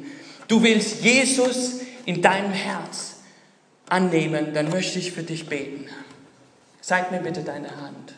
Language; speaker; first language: German; non-native, fluent; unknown